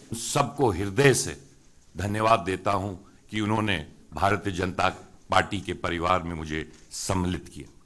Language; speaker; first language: Hindi; native; Hindi